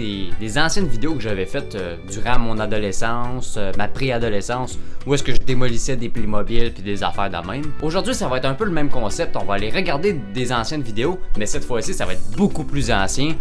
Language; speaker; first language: French; native; French